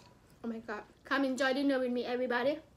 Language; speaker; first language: English; non-native, local second language; Lao